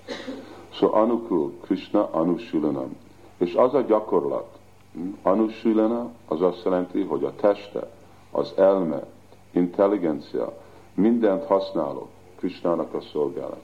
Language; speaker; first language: Hungarian; early bilingual, heritage; Hungarian